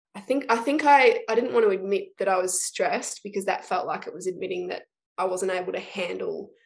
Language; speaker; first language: English; native; English